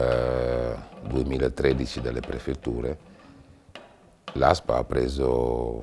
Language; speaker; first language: Italian; non-native, fluent; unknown